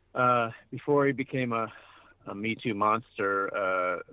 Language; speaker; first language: English; native; English